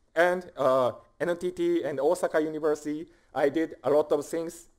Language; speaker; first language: English; non-native, fluent; Japanese